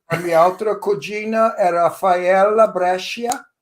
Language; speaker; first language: Italian; early bilingual, heritage; English